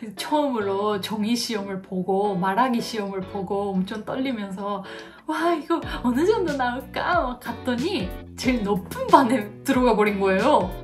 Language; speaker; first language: Korean; non-native, fluent; Japanese